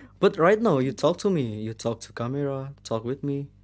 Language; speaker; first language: English; non-native, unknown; Indonesian